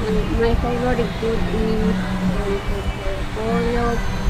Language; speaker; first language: English; non-native, learner; Spanish